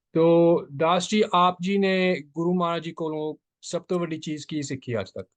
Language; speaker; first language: Hindi; non-native, local second language; Punjabi